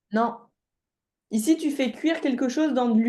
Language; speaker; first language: French; native; French